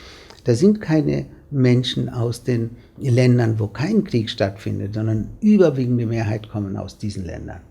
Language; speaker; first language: German; non-native, fluent; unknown